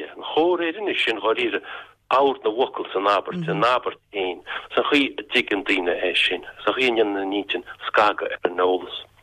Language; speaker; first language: Irish; non-native, local second language; English